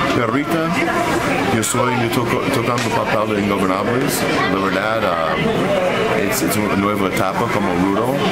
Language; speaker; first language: Spanish; non-native, fluent; English